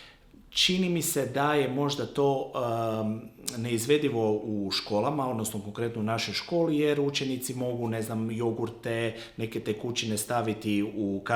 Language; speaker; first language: Croatian; native; Croatian